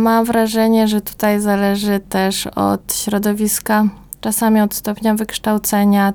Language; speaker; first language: Polish; native; Polish